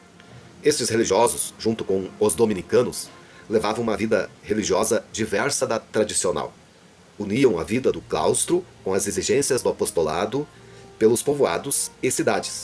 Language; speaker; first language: Portuguese; native; Portuguese